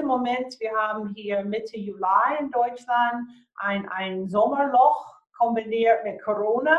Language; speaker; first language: German; non-native, fluent; English